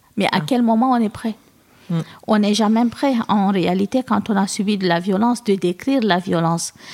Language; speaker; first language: French; non-native, local second language; Fula